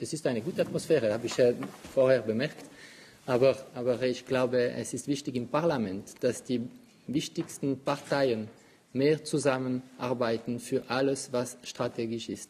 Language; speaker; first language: German; non-native, local second language; French